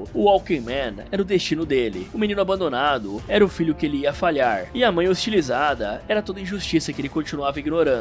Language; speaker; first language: Portuguese; native; Portuguese